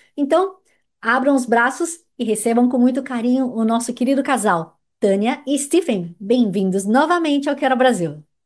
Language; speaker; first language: Portuguese; native; Portuguese